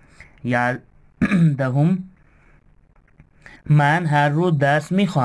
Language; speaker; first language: Persian; non-native, fluent; Urdu